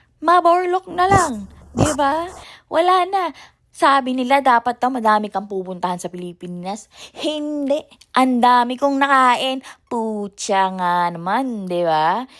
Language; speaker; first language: Filipino; native; Filipino